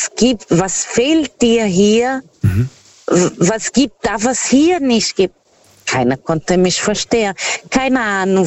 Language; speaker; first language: German; non-native, learner; Portuguese